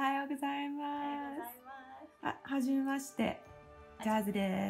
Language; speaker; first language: Japanese; non-native, learner; English